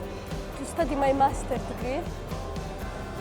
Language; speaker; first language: English; non-native, fluent; Arabic